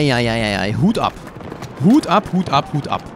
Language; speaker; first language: German; native; German